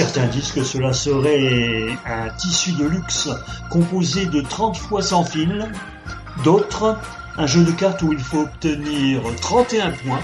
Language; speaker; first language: French; native; French